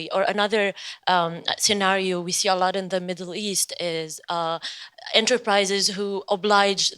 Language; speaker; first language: English; non-native, fluent; Spanish